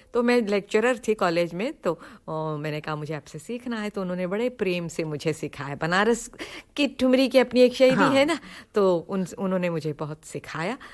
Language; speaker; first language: Hindi; non-native, local second language; Tamil